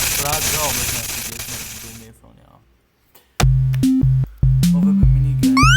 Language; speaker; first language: Dutch; non-native, local second language; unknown